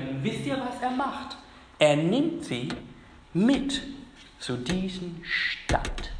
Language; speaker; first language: German; non-native, fluent; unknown